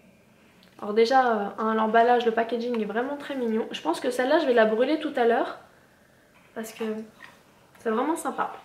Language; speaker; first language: French; native; French